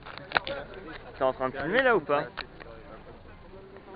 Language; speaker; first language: French; native; French